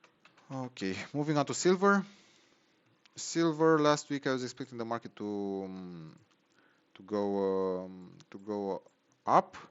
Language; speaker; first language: English; non-native, fluent; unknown